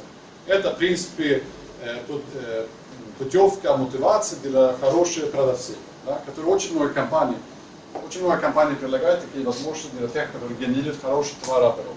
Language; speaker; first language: Russian; non-native, learner; Swedish